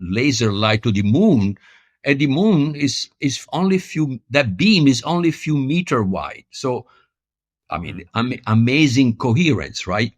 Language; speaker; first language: English; non-native, fluent; Italian